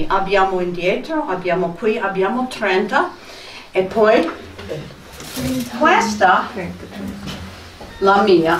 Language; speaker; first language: Italian; non-native, fluent; English